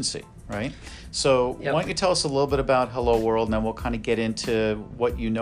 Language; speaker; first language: English; native; English